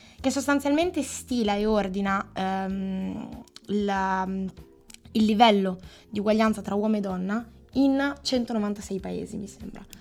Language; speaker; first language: Italian; native; Italian